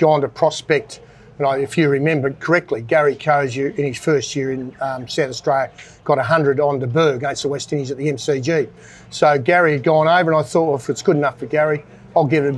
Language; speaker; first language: English; native; English